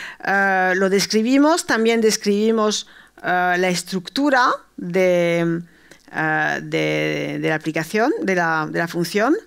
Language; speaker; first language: Spanish; early bilingual, heritage; Spanish